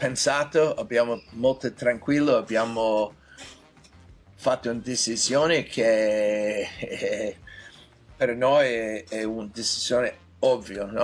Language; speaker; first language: Italian; non-native, learner; English